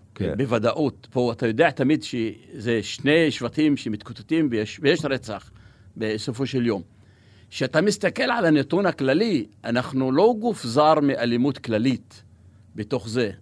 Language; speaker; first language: Hebrew; non-native, local second language; Arabic